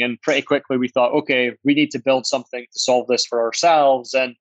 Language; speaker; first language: English; native; English